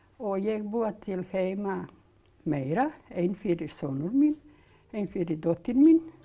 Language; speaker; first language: Icelandic; non-native, learner; Serbian